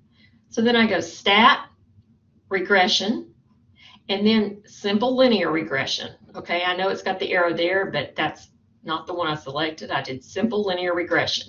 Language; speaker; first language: English; native; English